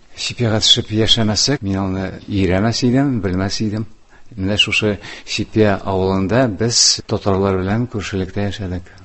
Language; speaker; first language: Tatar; non-native, local second language; Udmurt